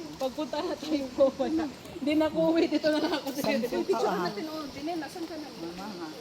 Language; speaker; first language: Filipino; non-native, local second language; Cebuano